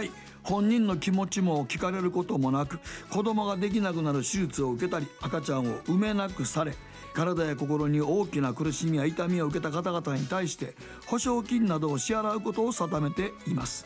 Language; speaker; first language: Japanese; native; Japanese